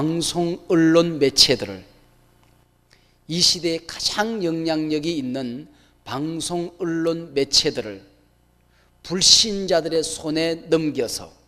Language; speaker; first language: Korean; native; Korean